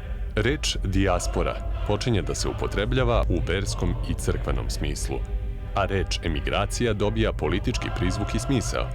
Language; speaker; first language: Bosnian; native; Bosnian